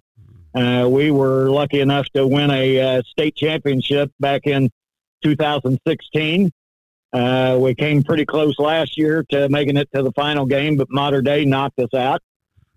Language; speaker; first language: English; native; English